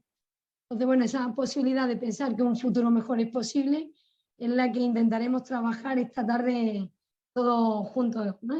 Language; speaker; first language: Spanish; native; Spanish